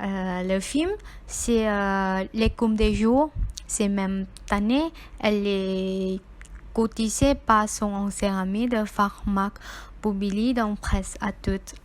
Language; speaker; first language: French; non-native, learner; Thai